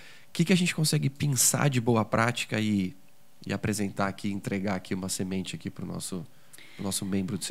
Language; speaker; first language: Portuguese; native; Portuguese